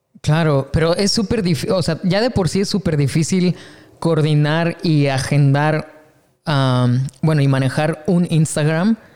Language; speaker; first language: Spanish; native; Spanish